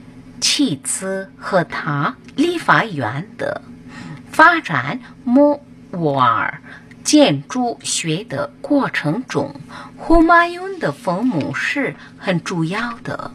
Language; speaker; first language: Chinese; non-native, learner; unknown